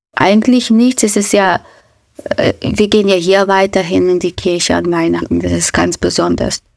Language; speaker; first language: German; non-native, fluent; Russian